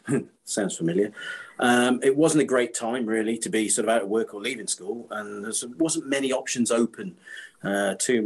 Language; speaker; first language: English; native; English